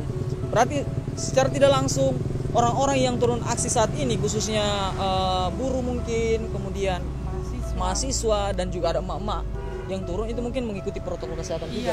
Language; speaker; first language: Indonesian; native; Indonesian